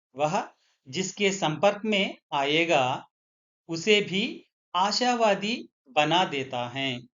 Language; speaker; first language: Hindi; non-native, local second language; Telugu